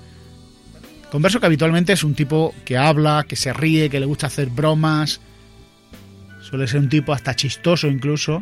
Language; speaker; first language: Spanish; native; Spanish